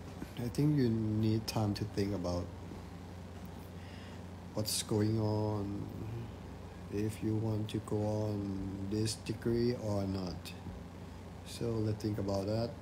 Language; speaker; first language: English; non-native, learner; Thai